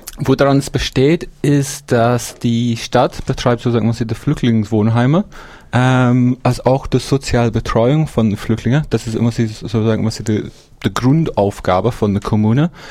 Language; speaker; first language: German; non-native, fluent; English